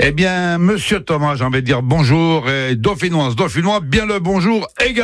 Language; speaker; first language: French; native; French